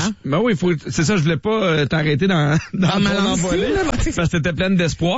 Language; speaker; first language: French; native; French